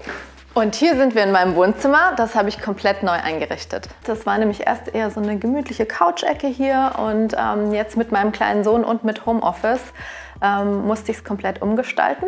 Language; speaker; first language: German; native; German